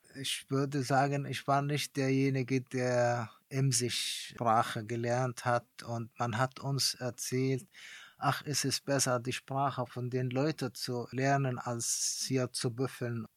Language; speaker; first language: German; non-native, fluent; Arabic